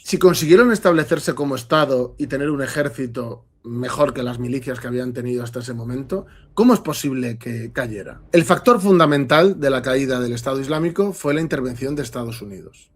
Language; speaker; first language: Spanish; native; Spanish